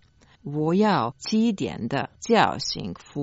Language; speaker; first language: Chinese; non-native, learner; Croatian